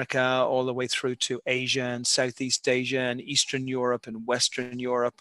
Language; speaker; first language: English; native; English